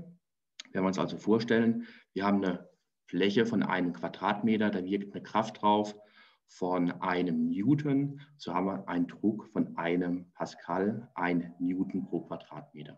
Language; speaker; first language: German; native; German